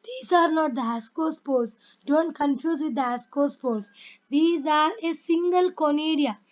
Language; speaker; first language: English; non-native, local second language; Kannada